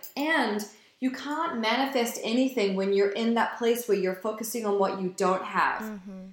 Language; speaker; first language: English; native; English